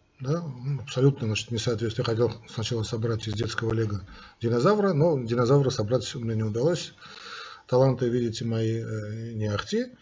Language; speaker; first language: Russian; non-native, local second language; Armenian